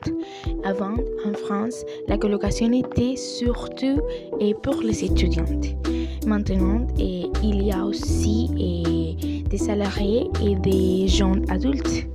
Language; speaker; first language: French; non-native, learner; Spanish